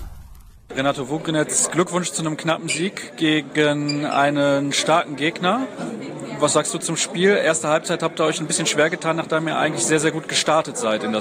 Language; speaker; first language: German; native; German